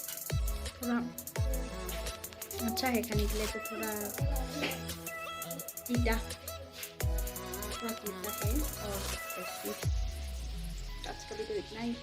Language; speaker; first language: Hindi; non-native, local second language; Bodo